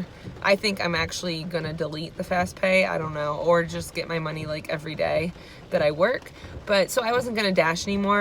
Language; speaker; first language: English; native; English